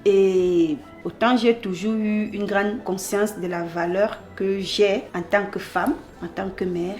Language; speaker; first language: French; native; French